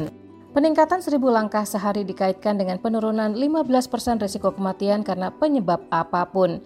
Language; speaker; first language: Indonesian; native; Indonesian